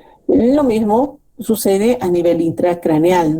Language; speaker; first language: Spanish; native; Spanish